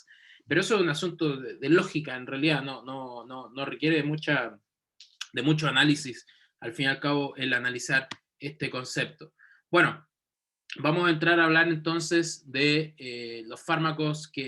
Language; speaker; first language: Spanish; native; Spanish